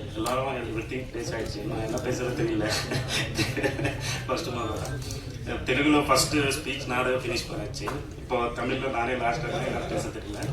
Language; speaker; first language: Tamil; non-native, learner; Telugu